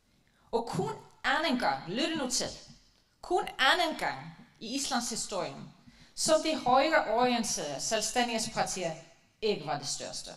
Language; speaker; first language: Danish; non-native, fluent; Icelandic